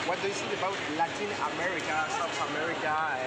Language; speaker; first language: English; non-native, learner; French